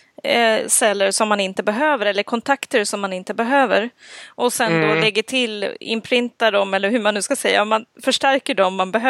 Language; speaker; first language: Swedish; native; Swedish